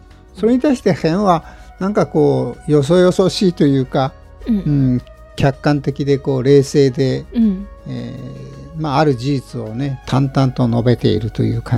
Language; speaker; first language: Japanese; native; Japanese